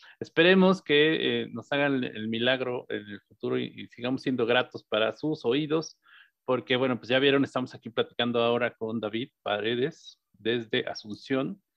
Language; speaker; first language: Spanish; native; Spanish